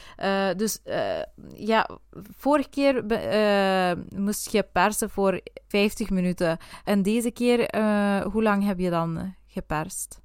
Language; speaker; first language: Dutch; native; Dutch